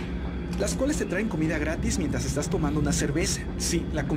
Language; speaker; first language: Spanish; native; Spanish